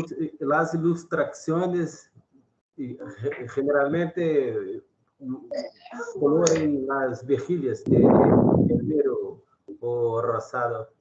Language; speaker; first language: Spanish; non-native, learner; Portuguese